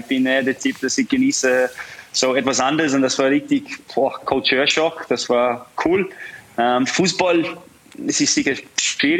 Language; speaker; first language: German; non-native, fluent; English